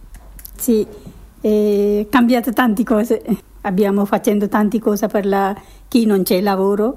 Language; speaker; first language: Italian; non-native, learner; Sinhala